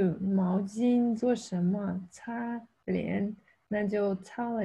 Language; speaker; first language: Chinese; non-native, fluent; Russian